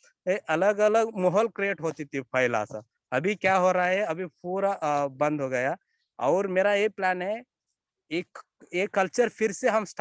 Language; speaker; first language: Hindi; non-native, local second language; Kannada